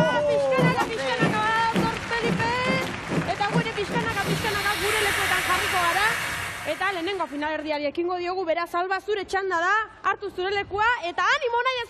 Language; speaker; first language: Basque; native; Basque